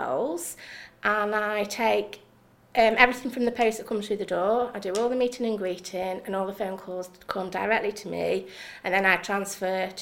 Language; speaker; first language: English; native; English